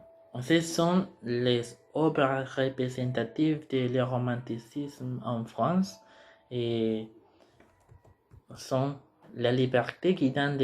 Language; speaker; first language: French; non-native, learner; Spanish